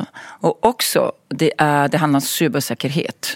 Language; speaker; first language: Swedish; non-native, fluent; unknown